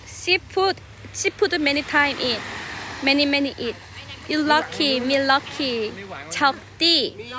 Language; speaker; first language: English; non-native, learner; Korean